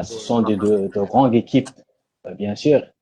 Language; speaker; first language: French; non-native, learner; Arabic